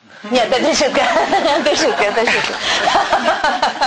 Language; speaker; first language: Russian; non-native, learner; English